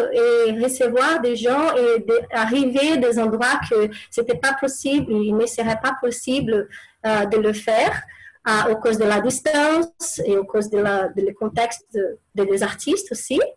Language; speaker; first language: French; non-native, fluent; Portuguese